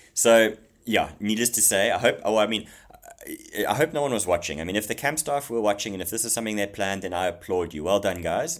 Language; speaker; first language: English; native; English